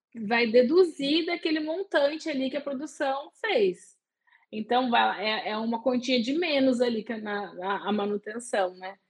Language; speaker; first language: Portuguese; native; Portuguese